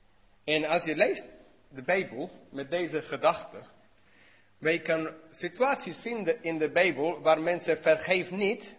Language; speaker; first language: Dutch; non-native, learner; English